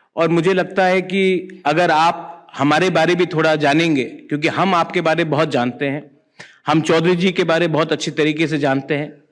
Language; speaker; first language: Hindi; non-native, local second language; Kok Borok